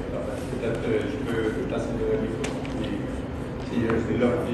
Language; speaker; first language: French; non-native, learner; English